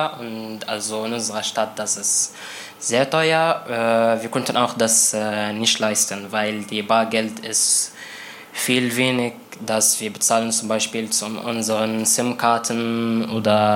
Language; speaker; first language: German; non-native, learner; Arabic